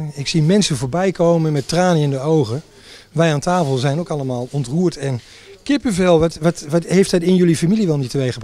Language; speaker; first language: Dutch; native; Dutch